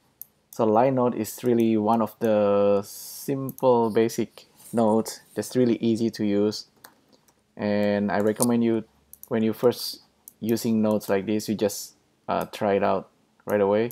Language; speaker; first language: English; non-native, fluent; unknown